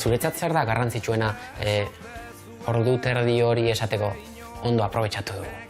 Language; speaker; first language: Basque; native; Basque